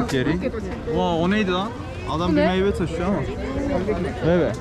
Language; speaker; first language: Turkish; native; Turkish